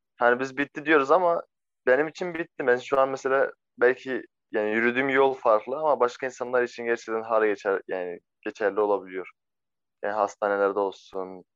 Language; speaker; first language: Turkish; non-native, fluent; Arabic